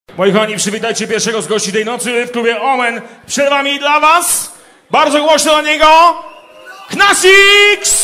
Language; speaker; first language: Polish; native; Polish